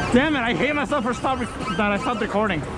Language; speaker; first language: English; native; English